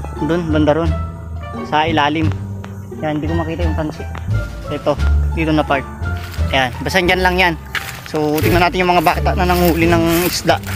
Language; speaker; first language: Filipino; non-native, local second language; Iloko